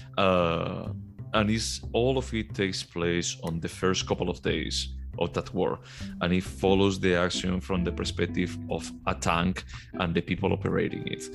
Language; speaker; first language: English; non-native, fluent; Galician